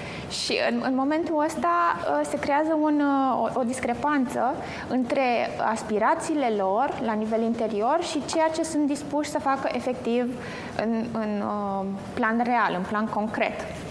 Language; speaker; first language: Romanian; native; Romanian